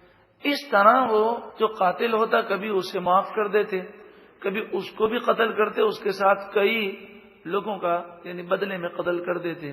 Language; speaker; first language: Urdu; native; Urdu